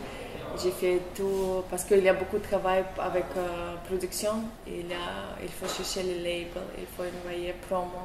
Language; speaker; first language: French; non-native, learner; Russian